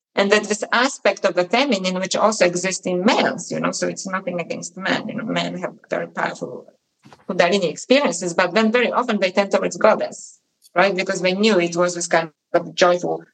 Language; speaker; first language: English; non-native, fluent; Polish